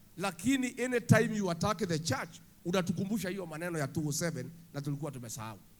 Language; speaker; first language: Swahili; non-native, local second language; Kikuyu